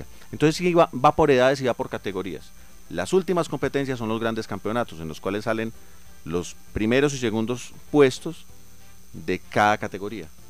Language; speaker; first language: Spanish; native; Spanish